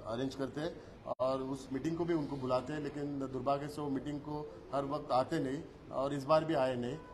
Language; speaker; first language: Hindi; non-native, local second language; Marathi